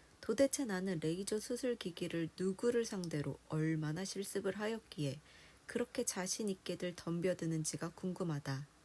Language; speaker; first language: Korean; native; Korean